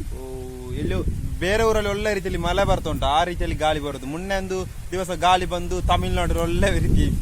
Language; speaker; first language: Kannada; native; Kannada